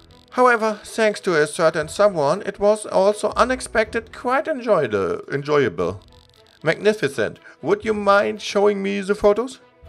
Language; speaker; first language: English; non-native, fluent; German